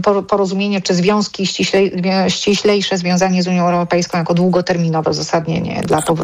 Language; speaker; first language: Polish; native; Polish